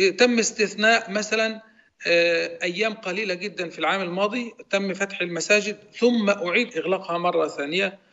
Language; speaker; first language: Arabic; native; Arabic